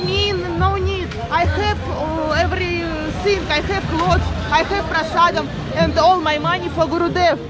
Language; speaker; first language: English; non-native, learner; Russian